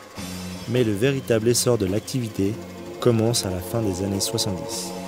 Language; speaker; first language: French; native; French